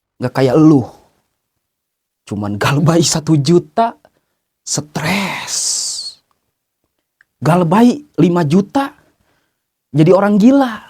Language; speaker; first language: Indonesian; native; Indonesian